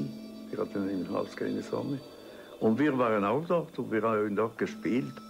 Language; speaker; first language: German; non-native, local second language; Italian